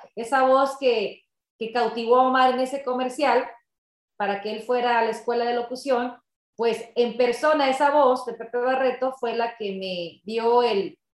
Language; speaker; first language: Spanish; early bilingual, heritage; Spanish